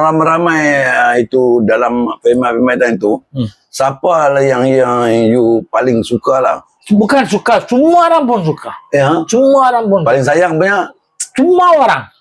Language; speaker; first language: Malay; non-native, local second language; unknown